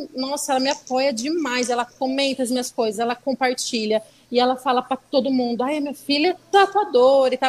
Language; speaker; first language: Portuguese; native; Portuguese